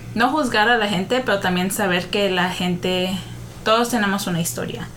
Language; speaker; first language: Spanish; early bilingual, heritage; Spanish